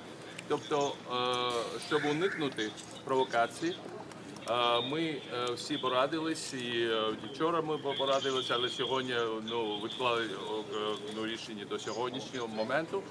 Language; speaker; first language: Ukrainian; non-native, fluent; Georgian